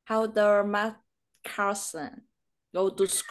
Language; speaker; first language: English; non-native, learner; Vietnamese